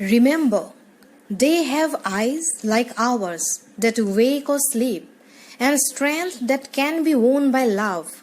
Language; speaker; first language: English; non-native, local second language; Assamese